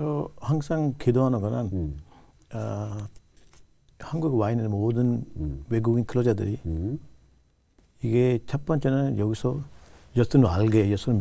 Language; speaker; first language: Korean; non-native, learner; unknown